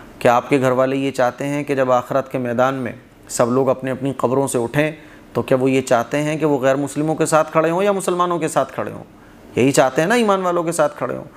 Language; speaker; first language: Urdu; native; Urdu